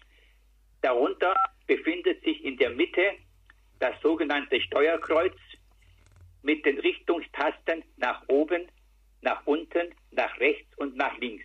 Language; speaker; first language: German; native; German